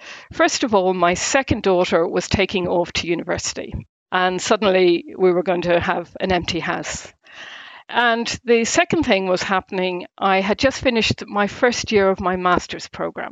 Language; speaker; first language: English; native; English